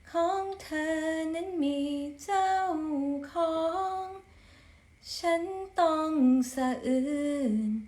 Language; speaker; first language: Thai; native; Thai